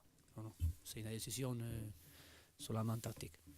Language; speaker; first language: French; non-native, learner; Spanish